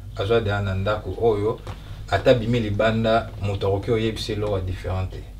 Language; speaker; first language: Lingala; early bilingual, heritage; Lingala